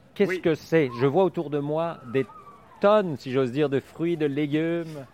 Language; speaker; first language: French; native; French